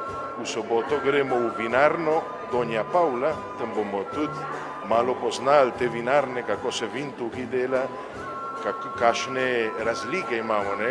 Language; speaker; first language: Slovenian; early bilingual, heritage; Slovenian